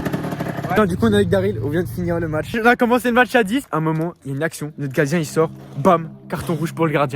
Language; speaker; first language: French; native; French